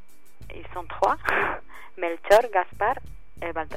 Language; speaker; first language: French; non-native, fluent; Spanish